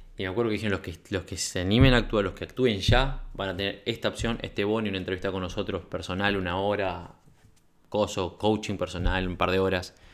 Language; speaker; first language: Spanish; native; Spanish